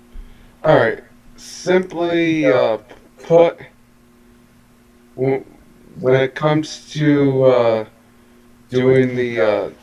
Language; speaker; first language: English; native; English